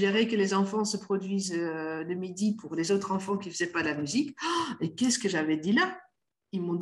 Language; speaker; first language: French; native; French